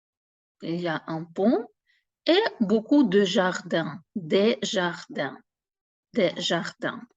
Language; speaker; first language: French; non-native, fluent; Ukrainian